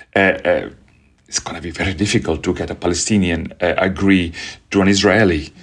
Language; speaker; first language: English; non-native, fluent; Spanish